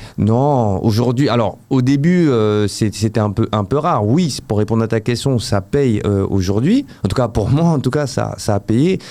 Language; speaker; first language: French; native; French